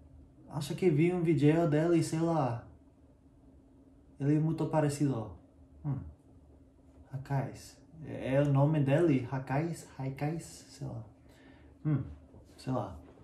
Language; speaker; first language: Portuguese; non-native, learner; English